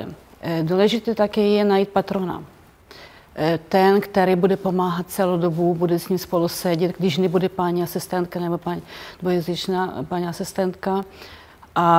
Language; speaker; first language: Czech; native; Czech